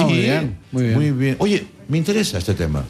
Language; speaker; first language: Spanish; native; Spanish